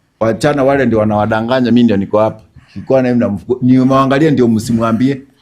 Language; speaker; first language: Swahili; non-native, local second language; Gusii